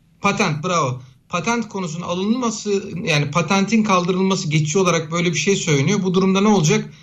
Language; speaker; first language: Turkish; native; Turkish